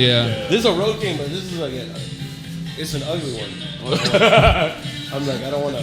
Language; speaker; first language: English; native; English